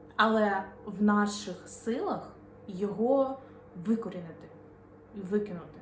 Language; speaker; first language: Ukrainian; non-native, local second language; Russian